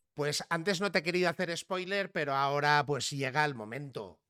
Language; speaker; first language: Spanish; native; Spanish